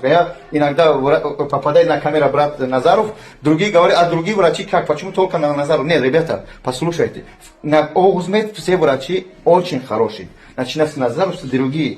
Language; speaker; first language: Russian; non-native, learner; Tajik